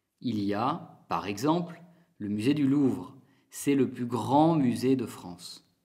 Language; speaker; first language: French; native; French